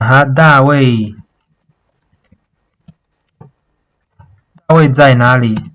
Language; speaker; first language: Chinese; non-native, fluent; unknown